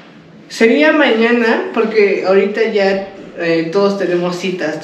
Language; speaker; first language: Spanish; native; Spanish